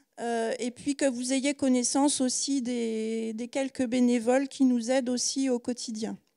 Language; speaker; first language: French; native; French